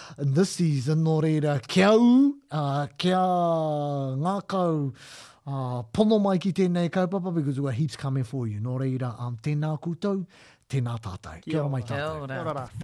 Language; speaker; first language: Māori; non-native, local second language; English